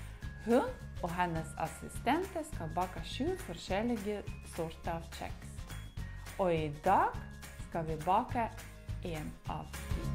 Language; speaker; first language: Norwegian; non-native, learner; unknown